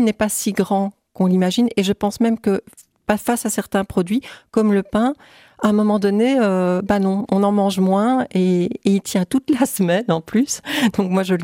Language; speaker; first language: French; native; French